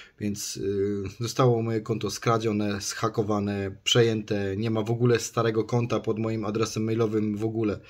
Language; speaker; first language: Polish; native; Polish